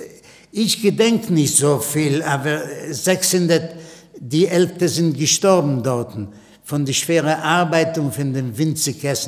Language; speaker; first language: German; non-native, fluent; Yiddish